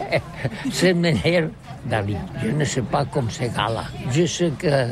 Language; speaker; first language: French; non-native, learner; Catalan